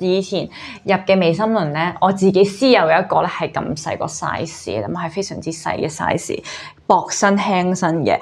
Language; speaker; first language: Cantonese; native; Cantonese